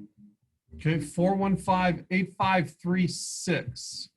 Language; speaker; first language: English; native; English